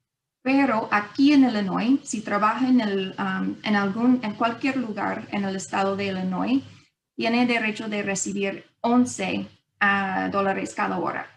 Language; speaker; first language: Spanish; non-native, fluent; English